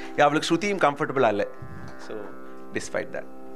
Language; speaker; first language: English; non-native, local second language; Tamil